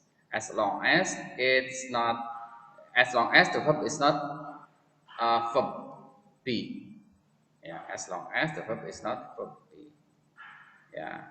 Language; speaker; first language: English; non-native, fluent; Indonesian